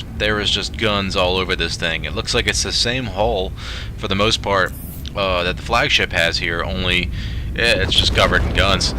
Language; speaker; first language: English; native; English